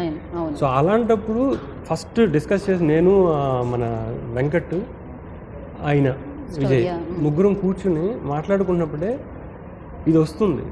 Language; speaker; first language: Telugu; native; Telugu